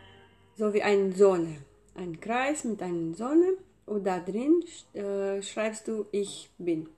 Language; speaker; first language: German; non-native, fluent; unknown